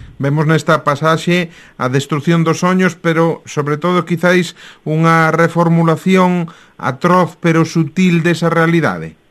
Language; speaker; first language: Galician; native; Galician